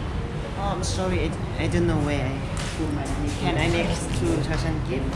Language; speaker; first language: English; non-native, learner; Lao